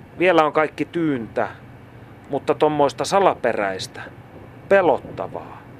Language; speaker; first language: Finnish; native; Finnish